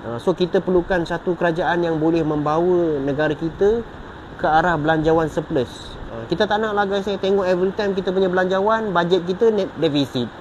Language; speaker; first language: Malay; native; Malay